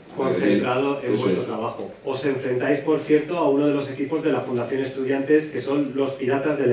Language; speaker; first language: Spanish; native; Spanish